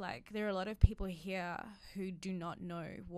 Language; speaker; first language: English; native; English